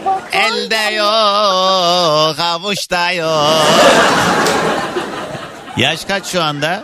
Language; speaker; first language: Turkish; native; Turkish